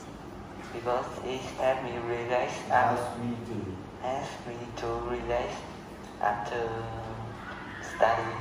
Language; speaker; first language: English; non-native, learner; Vietnamese